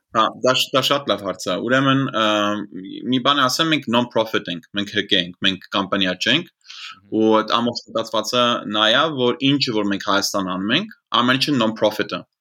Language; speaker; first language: Armenian; early bilingual, heritage; Armenian